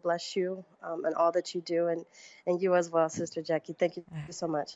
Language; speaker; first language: English; early bilingual, other home language; Spanish